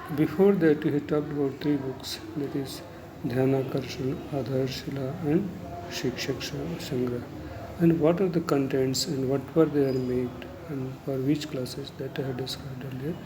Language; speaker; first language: English; non-native, local second language; Hindi